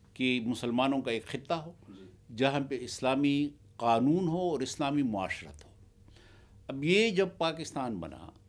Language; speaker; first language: Urdu; non-native, local second language; Pashto